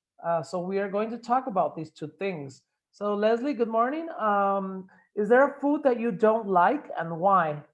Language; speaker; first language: English; non-native, fluent; Spanish